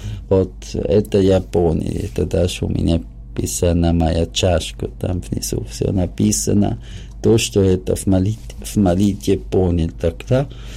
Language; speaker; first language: Russian; non-native, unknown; German